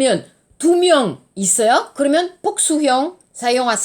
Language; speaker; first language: Korean; non-native, learner; French